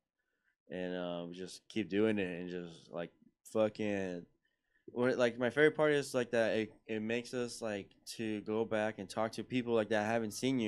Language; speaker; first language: English; early bilingual, other home language; Spanish